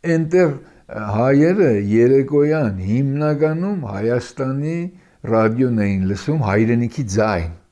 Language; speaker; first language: Armenian; early bilingual, heritage; Armenian